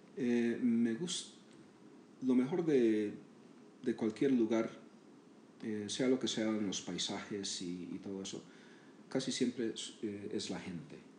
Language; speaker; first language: Spanish; native; Spanish